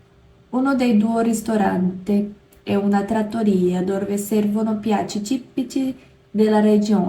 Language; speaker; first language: Italian; non-native, learner; Portuguese